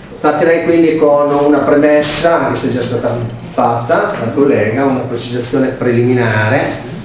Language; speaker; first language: Italian; native; Italian